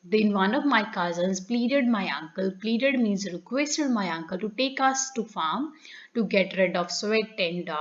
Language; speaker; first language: English; non-native, local second language; Punjabi